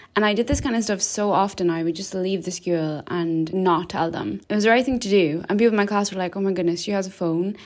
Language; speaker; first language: English; early bilingual, other home language; Albanian